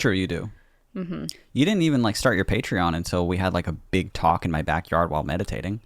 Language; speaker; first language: English; native; English